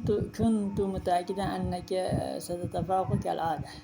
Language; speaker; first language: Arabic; non-native, fluent; Uzbek